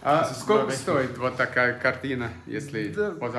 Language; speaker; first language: Russian; non-native, fluent; German